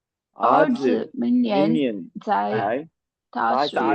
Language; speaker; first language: Chinese; non-native, learner; Tamil